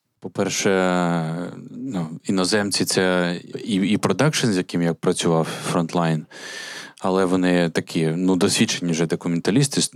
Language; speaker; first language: Ukrainian; native; Ukrainian